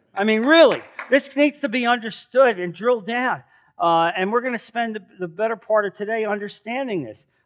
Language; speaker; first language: English; native; English